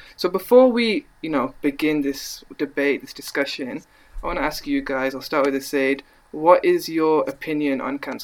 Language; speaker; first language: English; native; English